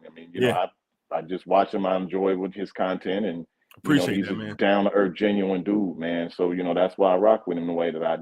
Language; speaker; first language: English; native; English